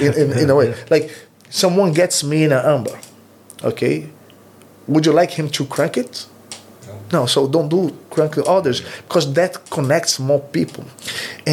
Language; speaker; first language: English; non-native, fluent; Portuguese